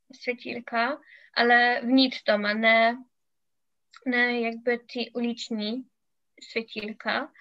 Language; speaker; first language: Czech; non-native, learner; English